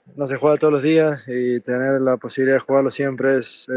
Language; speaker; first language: Spanish; native; Spanish